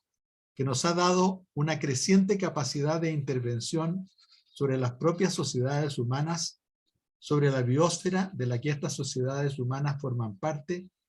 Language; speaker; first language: Spanish; native; Spanish